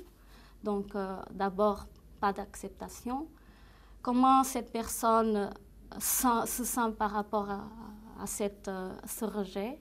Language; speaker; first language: French; non-native, fluent; Portuguese